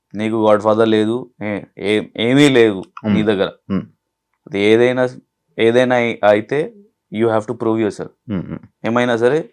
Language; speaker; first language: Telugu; non-native, learner; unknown